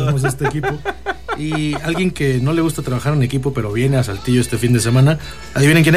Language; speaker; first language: Spanish; native; Spanish